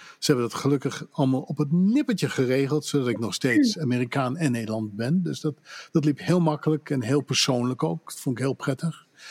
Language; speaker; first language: Dutch; native; Dutch